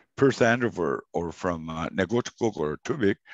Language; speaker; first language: English; non-native, fluent; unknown